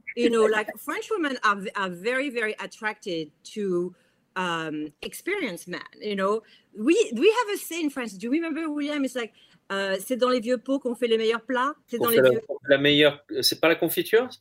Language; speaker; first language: English; non-native, fluent; French